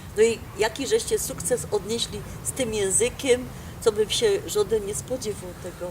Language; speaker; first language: Polish; native; Polish